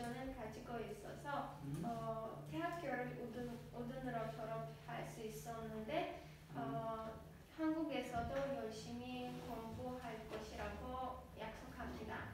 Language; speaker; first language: Korean; non-native, learner; Azerbaijani